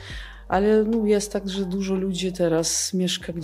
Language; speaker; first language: Polish; non-native, fluent; Belarusian